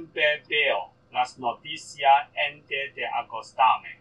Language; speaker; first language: Spanish; non-native, learner; Cantonese